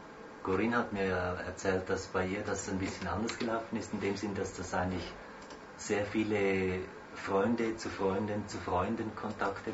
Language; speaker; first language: German; native; German